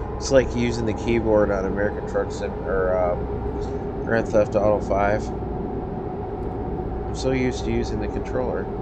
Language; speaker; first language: English; native; English